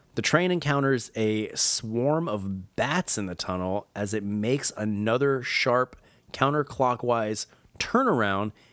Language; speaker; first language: English; native; English